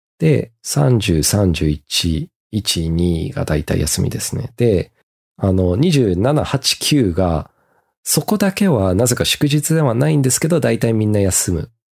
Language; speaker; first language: Japanese; early bilingual, heritage; Japanese